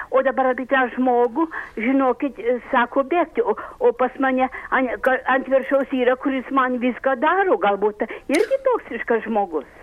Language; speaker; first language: Lithuanian; non-native, local second language; Polish